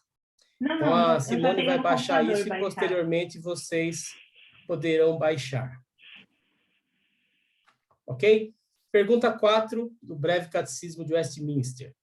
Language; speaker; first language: Portuguese; native; Portuguese